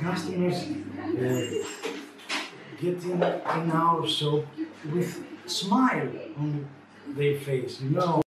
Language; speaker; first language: English; non-native, learner; Greek